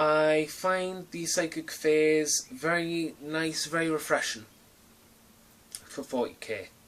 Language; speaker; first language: English; native; English